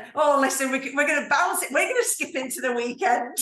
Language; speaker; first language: English; native; English